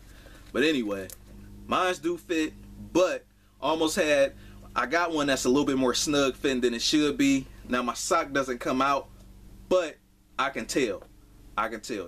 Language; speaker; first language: English; native; English